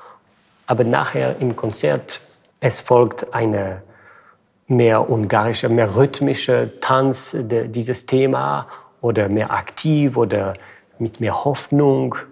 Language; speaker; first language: German; non-native, fluent; French